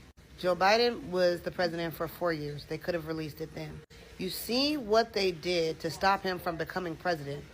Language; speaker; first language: English; native; English